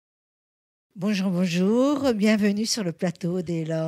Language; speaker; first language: French; native; French